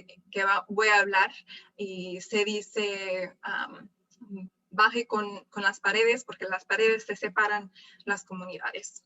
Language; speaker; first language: Spanish; non-native, fluent; English